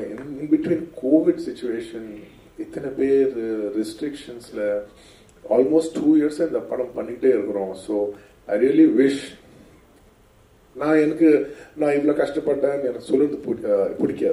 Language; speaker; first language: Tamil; non-native, local second language; Telugu